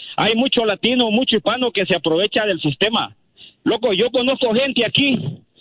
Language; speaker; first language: Spanish; native; Spanish